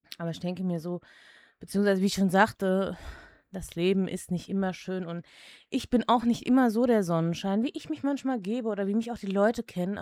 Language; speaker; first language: German; early bilingual, other home language; Czech